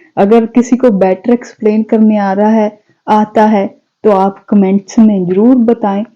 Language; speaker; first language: Hindi; non-native, local second language; Punjabi